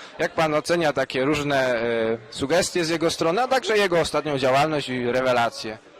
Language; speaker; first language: Polish; native; Polish